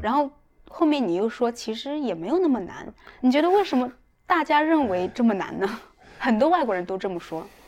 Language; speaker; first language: Chinese; native; Chinese